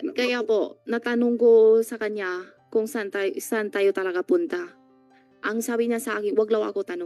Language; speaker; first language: Filipino; non-native, learner; Chinese